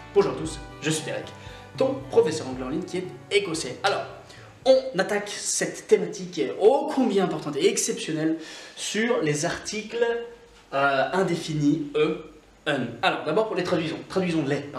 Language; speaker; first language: French; non-native, fluent; English